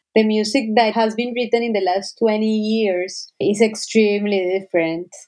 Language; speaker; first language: English; non-native, fluent; Spanish